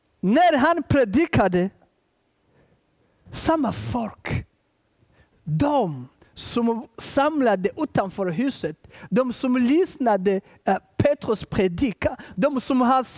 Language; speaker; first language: Swedish; non-native, fluent; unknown